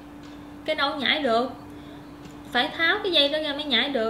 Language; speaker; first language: Vietnamese; native; Vietnamese